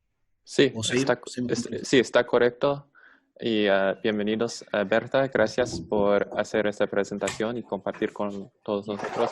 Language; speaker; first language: Spanish; non-native, fluent; English